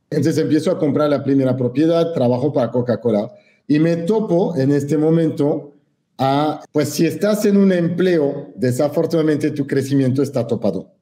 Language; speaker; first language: Spanish; non-native, fluent; French